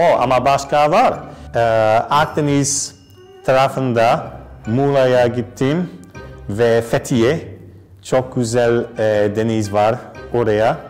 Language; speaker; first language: Turkish; non-native, learner; English